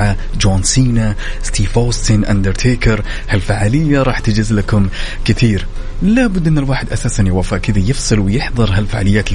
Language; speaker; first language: Arabic; native; Arabic